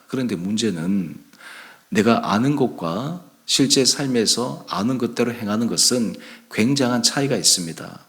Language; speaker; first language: Korean; native; Korean